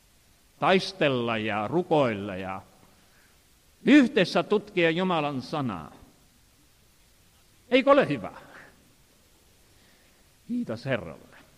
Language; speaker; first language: Finnish; non-native, fluent; Estonian